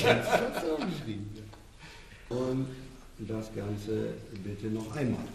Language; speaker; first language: German; native; German